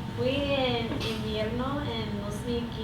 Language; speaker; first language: Spanish; non-native, learner; English